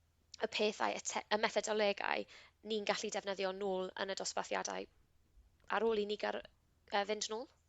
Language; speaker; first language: Welsh; non-native, local second language; English